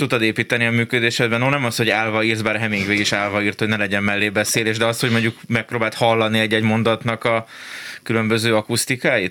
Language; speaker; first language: Hungarian; native; Hungarian